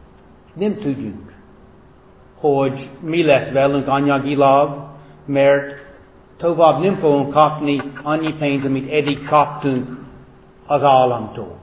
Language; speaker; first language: Hungarian; non-native, fluent; English